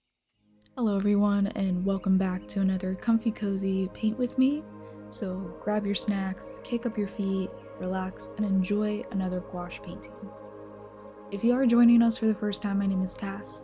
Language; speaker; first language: English; native; English